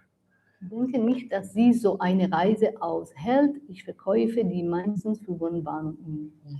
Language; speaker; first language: German; non-native, learner; Italian